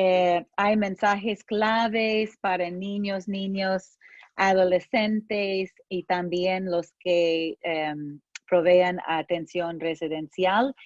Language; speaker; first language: Spanish; non-native, fluent; English